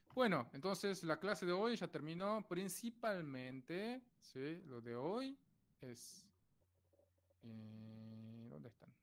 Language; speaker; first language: Spanish; non-native, fluent; Korean